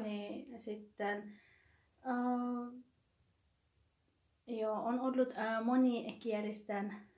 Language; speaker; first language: Finnish; non-native, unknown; Persian